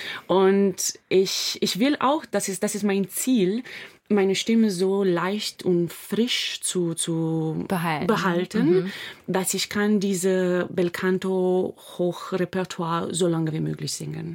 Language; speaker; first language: German; non-native, fluent; English